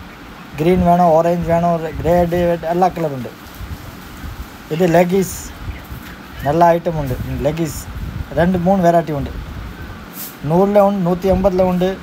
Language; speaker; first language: Malayalam; non-native, local second language; Hindi